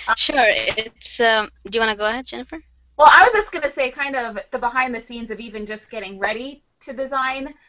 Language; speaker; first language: English; native; English